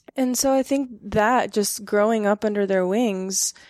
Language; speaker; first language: English; early bilingual, other home language; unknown